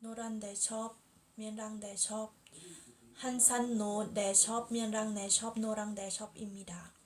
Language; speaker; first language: Korean; non-native, learner; Thai